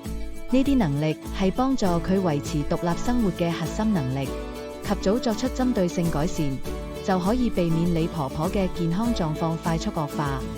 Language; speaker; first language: Cantonese; native; Cantonese